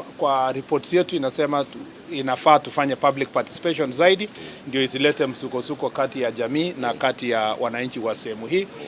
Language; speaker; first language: Swahili; non-native, local second language; Kalenjin